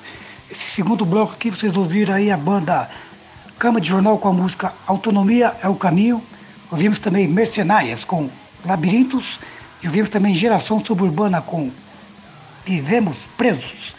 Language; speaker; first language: Portuguese; native; Portuguese